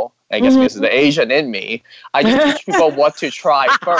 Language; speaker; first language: English; non-native, local second language; Cantonese